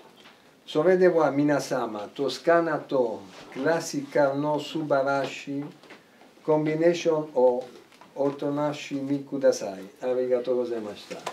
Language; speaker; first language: Japanese; non-native, learner; Italian